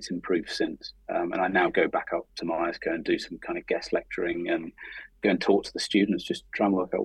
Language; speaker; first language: English; native; English